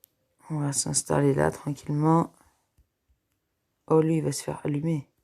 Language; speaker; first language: French; native; French